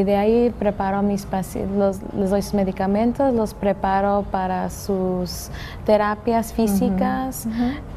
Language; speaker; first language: Spanish; early bilingual, heritage; English